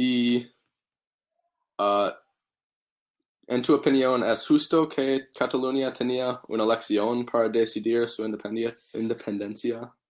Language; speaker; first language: Spanish; non-native, learner; English